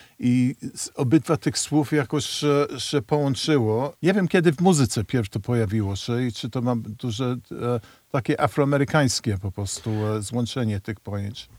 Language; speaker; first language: Polish; early bilingual, heritage; Polish